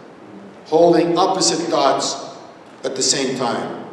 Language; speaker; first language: English; native; English